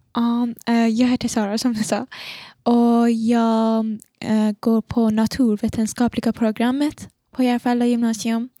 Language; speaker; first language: Swedish; non-native, fluent; Persian